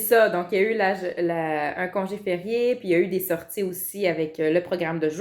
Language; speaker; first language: French; native; French